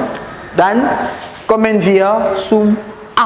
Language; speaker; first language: German; non-native, fluent; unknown